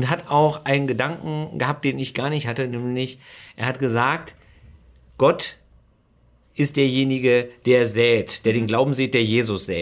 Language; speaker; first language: German; native; German